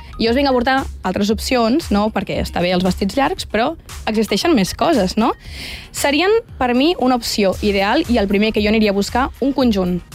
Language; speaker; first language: Catalan; native; Catalan